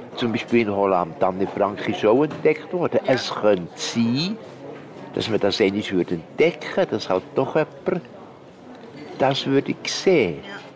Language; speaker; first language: German; non-native, fluent; Hungarian